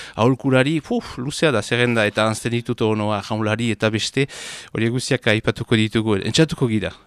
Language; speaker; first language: Basque; native; Basque